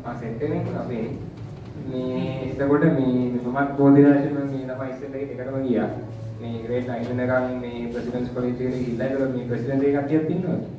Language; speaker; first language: Sinhala; native; Sinhala